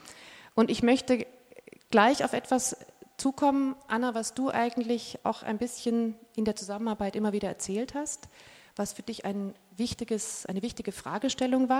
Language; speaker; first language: German; native; German